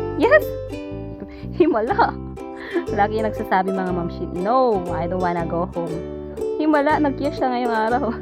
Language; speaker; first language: Filipino; native; Filipino